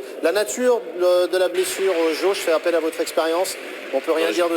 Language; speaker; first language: French; native; French